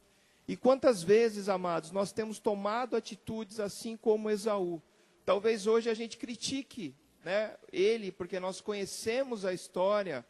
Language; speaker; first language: Portuguese; native; Portuguese